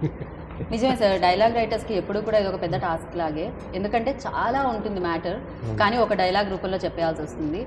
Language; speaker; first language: Telugu; native; Telugu